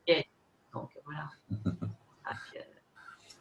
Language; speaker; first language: French; non-native, fluent; Spanish